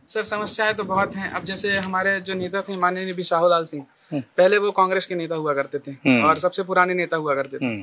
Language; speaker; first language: Hindi; native; Hindi